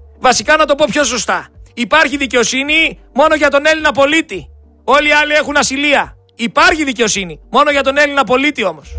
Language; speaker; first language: Greek; native; Greek